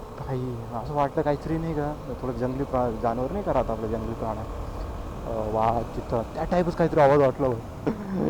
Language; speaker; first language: Marathi; non-native, local second language; Lambadi